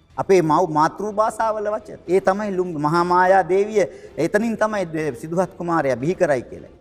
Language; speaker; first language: Sinhala; native; Sinhala